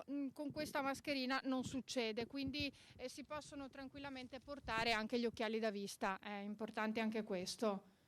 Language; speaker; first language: Italian; native; Italian